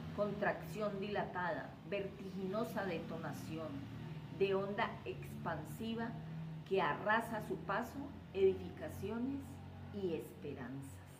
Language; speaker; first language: Spanish; native; Spanish